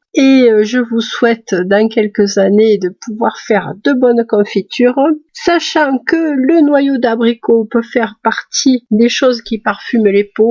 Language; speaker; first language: French; native; French